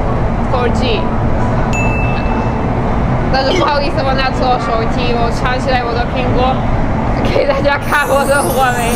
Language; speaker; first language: Chinese; non-native, fluent; Czech